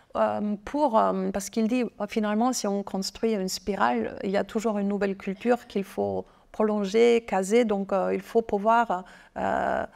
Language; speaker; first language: French; non-native, fluent; German